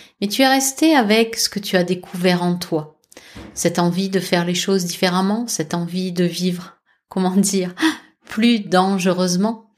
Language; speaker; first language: French; native; French